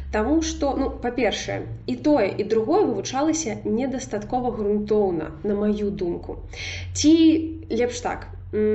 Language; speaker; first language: Belarusian; non-native, local second language; Russian